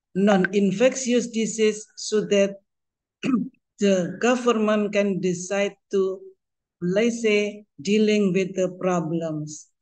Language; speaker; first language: English; non-native, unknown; Indonesian